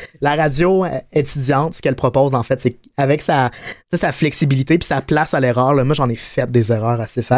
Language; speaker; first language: French; native; French